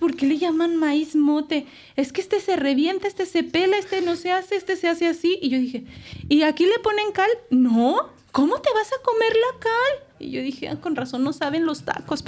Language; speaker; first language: Spanish; native; Spanish